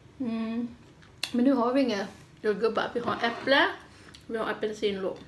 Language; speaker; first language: Swedish; non-native, fluent; Thai